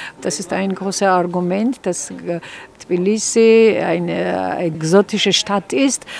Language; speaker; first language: German; non-native, fluent; Georgian